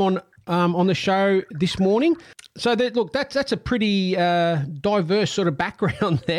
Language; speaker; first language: English; non-native, local second language; Italian